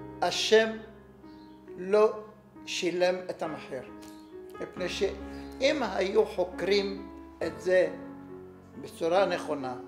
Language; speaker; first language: Hebrew; non-native, fluent; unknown